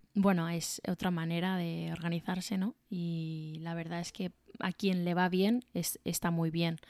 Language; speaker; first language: Spanish; native; Spanish